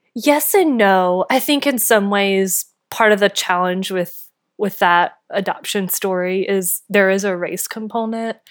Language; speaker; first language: English; native; English